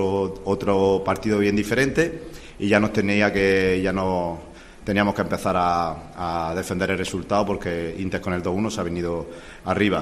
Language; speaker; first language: Spanish; native; Spanish